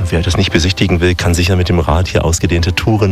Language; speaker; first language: German; native; German